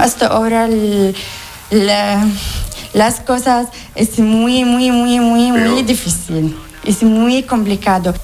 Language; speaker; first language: Spanish; non-native, learner; Arabic